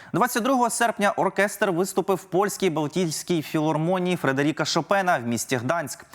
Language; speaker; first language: Ukrainian; native; Ukrainian